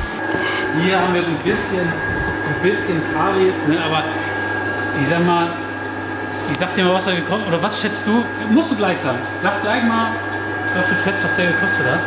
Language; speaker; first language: German; native; German